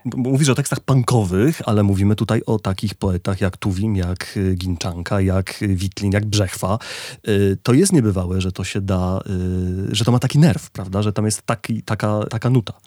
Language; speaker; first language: Polish; native; Polish